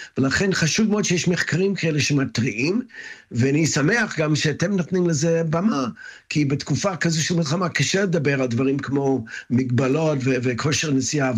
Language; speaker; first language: Hebrew; non-native, fluent; English